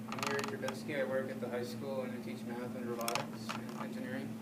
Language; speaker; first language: English; non-native, fluent; Thai